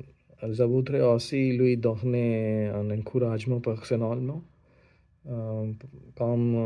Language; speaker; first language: French; non-native, learner; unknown